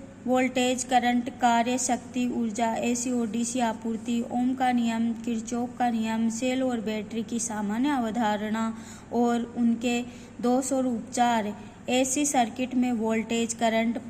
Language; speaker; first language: Hindi; native; Hindi